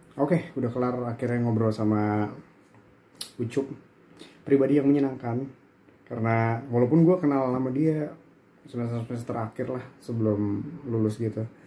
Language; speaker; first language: Indonesian; native; Indonesian